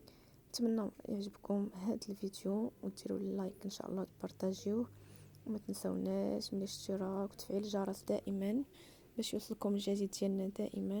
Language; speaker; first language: Arabic; native; Arabic